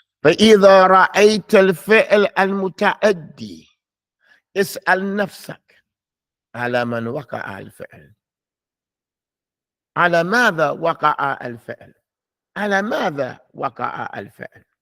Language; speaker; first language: Arabic; non-native, fluent; English